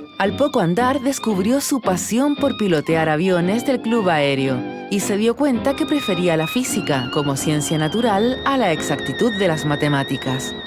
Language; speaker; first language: Spanish; native; Spanish